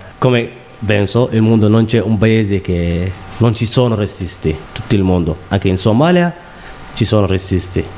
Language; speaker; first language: Italian; non-native, learner; Somali